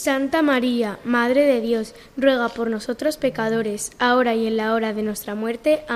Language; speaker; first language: Spanish; native; Spanish